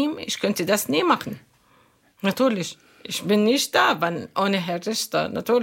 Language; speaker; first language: German; non-native, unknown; Arabic